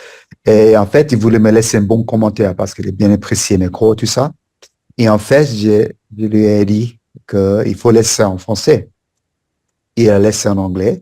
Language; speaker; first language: French; non-native, fluent; English